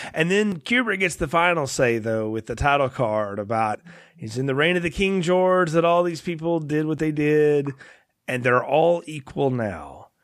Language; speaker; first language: English; native; English